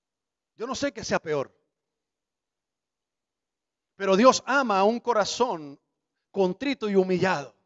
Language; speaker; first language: Spanish; native; Spanish